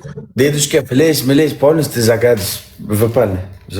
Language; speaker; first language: Russian; non-native, learner; Uzbek